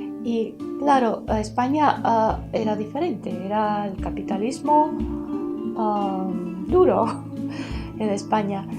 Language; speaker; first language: Spanish; early bilingual, heritage; Spanish